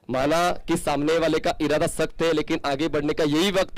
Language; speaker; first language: Hindi; non-native, local second language; Marathi